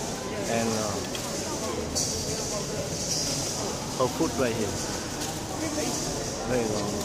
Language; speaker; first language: English; non-native, learner; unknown